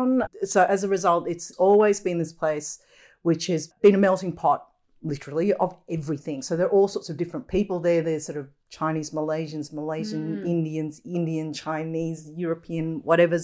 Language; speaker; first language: English; native; English